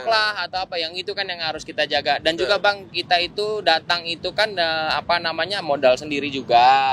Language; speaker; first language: Indonesian; native; Indonesian